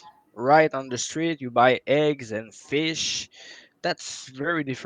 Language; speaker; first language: English; non-native, local second language; French